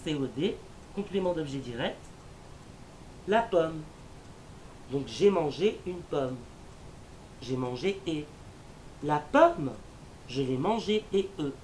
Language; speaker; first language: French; non-native, learner; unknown